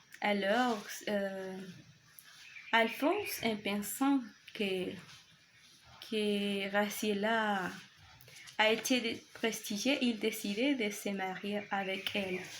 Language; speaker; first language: French; non-native, learner; Spanish